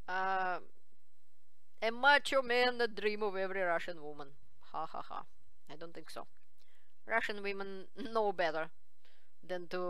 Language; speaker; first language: English; non-native, fluent; Russian